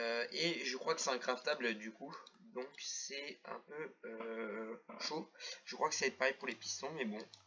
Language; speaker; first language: French; native; French